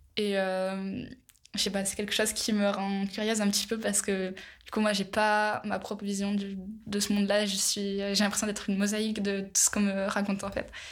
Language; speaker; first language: French; native; French